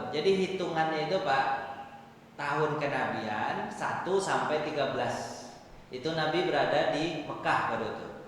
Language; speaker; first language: Indonesian; non-native, local second language; Minangkabau